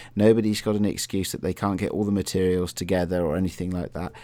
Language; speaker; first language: English; native; English